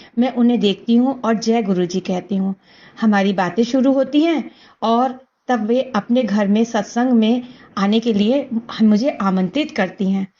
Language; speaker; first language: Hindi; native; Hindi